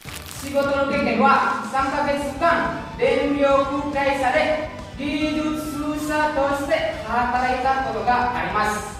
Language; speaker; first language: Japanese; non-native, learner; Indonesian